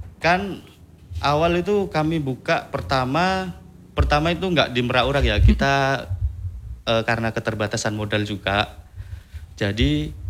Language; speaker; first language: Indonesian; native; Indonesian